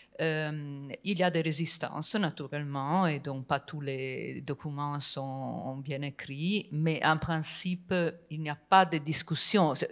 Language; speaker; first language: French; non-native, fluent; Italian